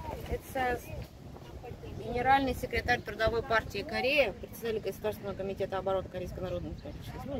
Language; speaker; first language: Russian; native; Russian